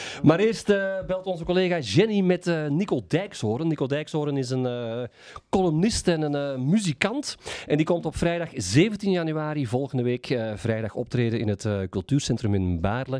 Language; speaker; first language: Dutch; native; Dutch